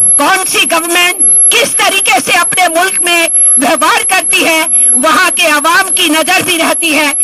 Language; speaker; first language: Hindi; native; Hindi